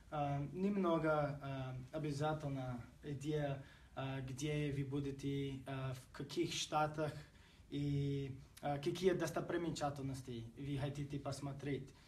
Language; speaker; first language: Russian; non-native, learner; English